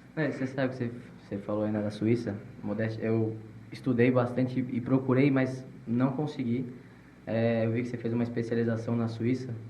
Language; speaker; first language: Portuguese; native; Portuguese